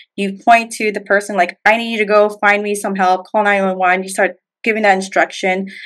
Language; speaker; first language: English; native; English